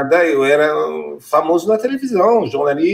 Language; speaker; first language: Portuguese; non-native, fluent; French